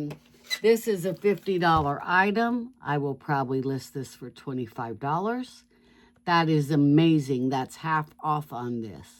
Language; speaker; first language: English; native; English